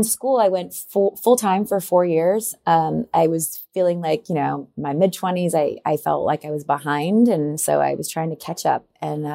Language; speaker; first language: English; native; English